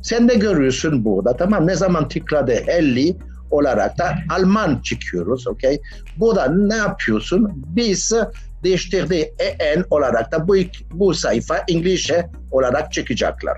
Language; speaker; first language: Turkish; non-native, learner; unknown